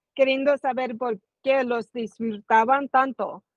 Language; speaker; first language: Spanish; early bilingual, heritage; Spanish